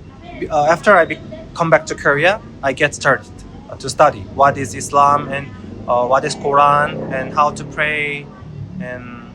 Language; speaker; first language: English; non-native, learner; Korean